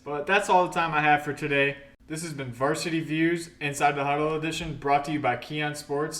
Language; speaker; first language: English; native; English